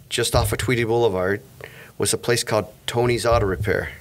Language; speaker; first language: English; native; English